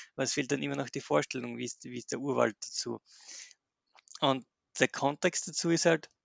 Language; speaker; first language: German; native; German